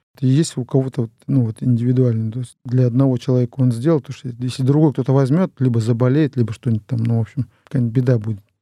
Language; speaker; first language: Russian; non-native, local second language; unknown